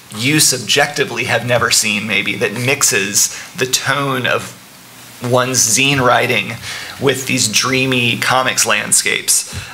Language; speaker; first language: English; native; English